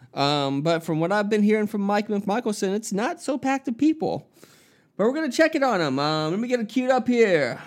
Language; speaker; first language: English; native; English